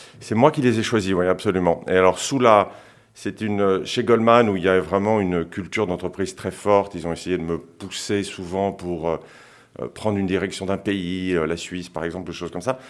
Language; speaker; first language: French; early bilingual, other home language; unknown